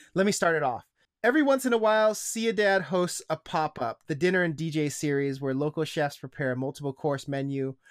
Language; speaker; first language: English; native; English